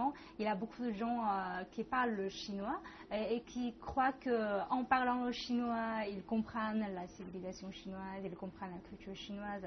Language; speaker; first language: French; non-native, fluent; Chinese